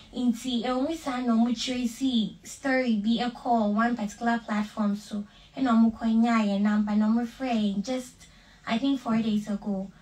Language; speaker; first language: English; non-native, local second language; Akan